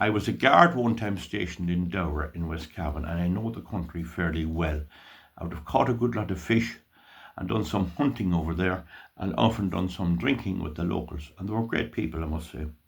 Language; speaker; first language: English; native; English